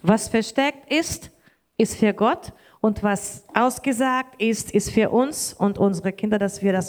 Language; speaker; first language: German; non-native, learner; Portuguese